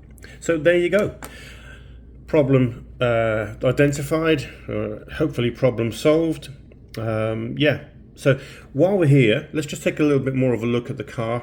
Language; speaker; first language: English; native; English